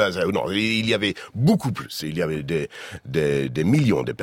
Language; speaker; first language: French; non-native, fluent; English